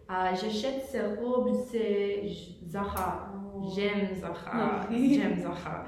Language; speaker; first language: French; non-native, learner; English